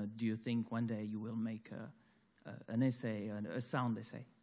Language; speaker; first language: English; native; English